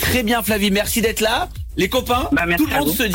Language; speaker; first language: French; native; French